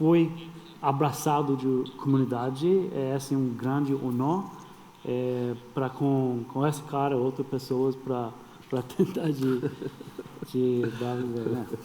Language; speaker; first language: Portuguese; non-native, fluent; English